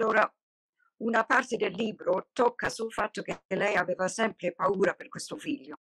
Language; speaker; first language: Italian; non-native, fluent; English